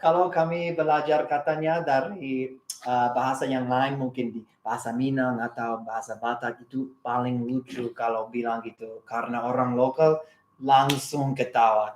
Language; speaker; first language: Indonesian; non-native, learner; English